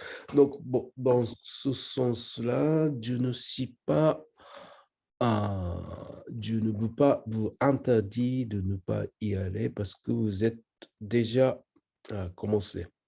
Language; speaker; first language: French; non-native, learner; Japanese